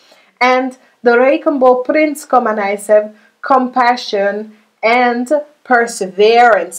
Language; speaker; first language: Dutch; non-native, learner; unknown